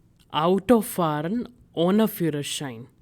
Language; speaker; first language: German; non-native, fluent; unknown